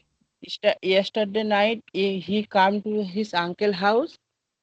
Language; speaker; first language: English; non-native, learner; Bangla